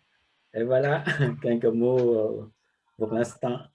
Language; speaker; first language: French; non-native, learner; Vietnamese